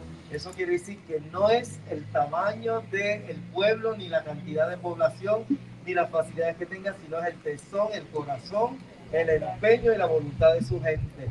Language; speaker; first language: Spanish; native; Spanish